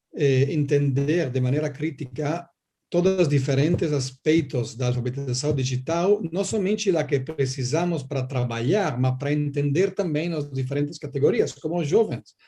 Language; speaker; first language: Portuguese; non-native, learner; Italian